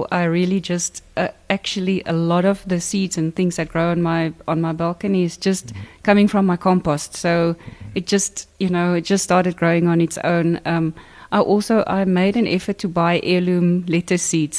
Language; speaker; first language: English; non-native, local second language; Afrikaans